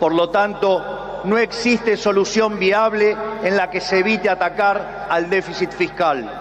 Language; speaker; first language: Spanish; native; Spanish